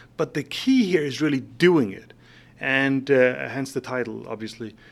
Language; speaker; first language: English; non-native, fluent; Faroese